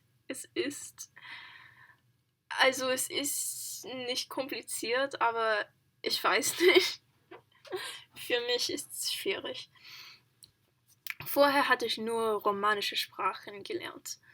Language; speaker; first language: German; non-native, learner; English